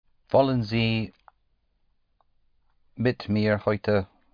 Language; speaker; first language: German; non-native, learner; English